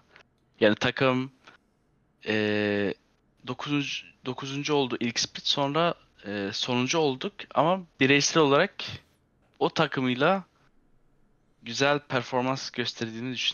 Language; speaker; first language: Turkish; early bilingual, heritage; Turkish